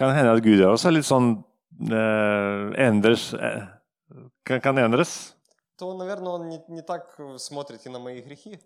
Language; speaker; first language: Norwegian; non-native, fluent; Russian